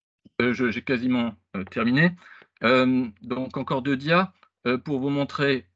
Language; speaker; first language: French; native; French